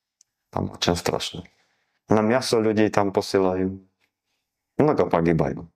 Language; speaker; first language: Russian; non-native, learner; Slovak